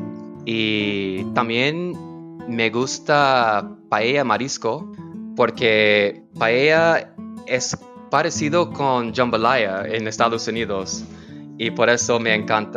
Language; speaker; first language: Spanish; non-native, learner; English